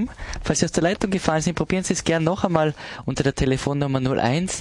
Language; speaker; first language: German; native; German